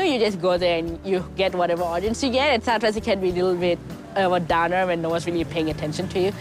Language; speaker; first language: English; non-native, local second language; Bangla